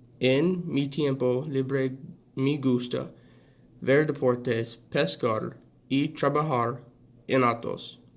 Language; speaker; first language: Spanish; non-native, learner; English